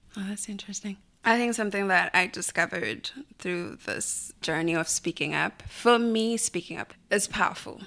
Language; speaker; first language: English; non-native, local second language; Bemba